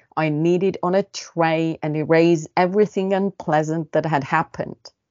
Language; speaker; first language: English; early bilingual, other home language; Estonian